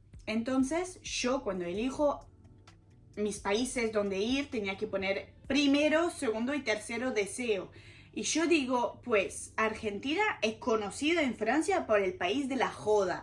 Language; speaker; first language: Spanish; non-native, fluent; French